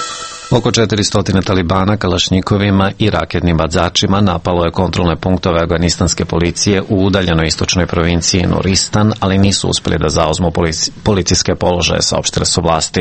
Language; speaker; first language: Serbian; native; Serbian